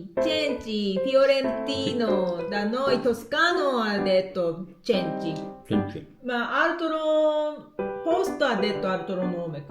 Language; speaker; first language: Italian; non-native, learner; Japanese